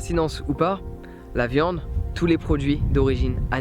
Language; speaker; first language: French; native; French